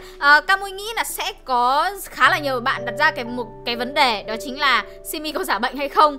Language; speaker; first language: Vietnamese; native; Vietnamese